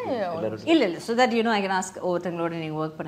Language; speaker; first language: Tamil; native; Tamil